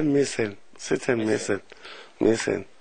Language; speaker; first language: French; non-native, local second language; Arabic